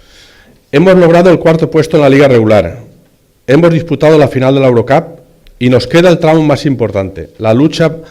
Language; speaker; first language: Spanish; native; Spanish